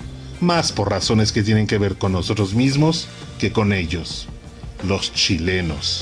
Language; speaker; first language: Spanish; native; Spanish